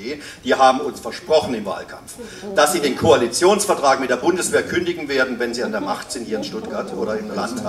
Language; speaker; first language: German; native; German